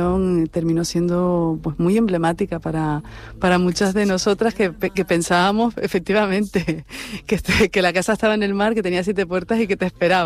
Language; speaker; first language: Spanish; native; Spanish